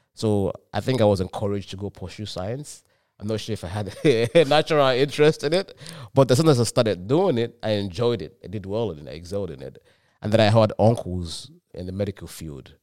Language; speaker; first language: English; non-native, local second language; Yoruba